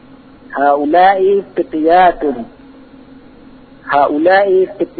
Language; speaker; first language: Arabic; non-native, learner; Indonesian